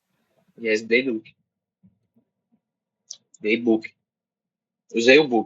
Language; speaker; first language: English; non-native, learner; Portuguese